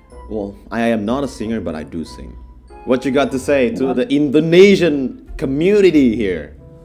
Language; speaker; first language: English; non-native, fluent; Indonesian